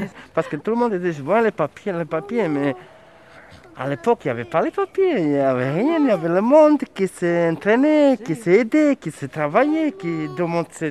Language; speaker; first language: French; non-native, learner; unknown